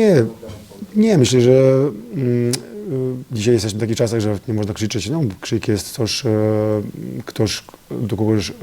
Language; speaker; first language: Polish; non-native, fluent; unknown